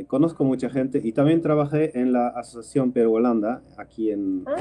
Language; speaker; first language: Spanish; non-native, fluent; Dutch